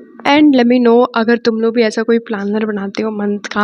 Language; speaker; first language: Hindi; native; Hindi